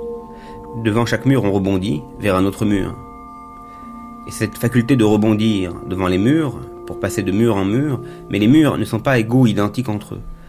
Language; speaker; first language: French; native; French